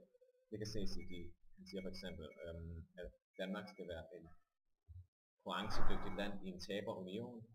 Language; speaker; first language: Danish; native; Danish